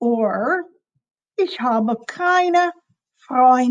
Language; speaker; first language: German; non-native, fluent; English